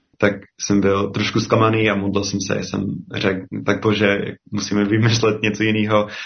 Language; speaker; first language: Czech; non-native, fluent; English